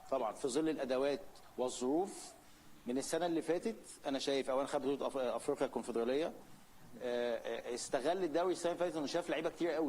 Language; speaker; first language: Arabic; native; Arabic